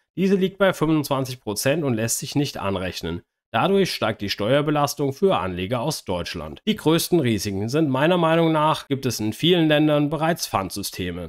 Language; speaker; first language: German; native; German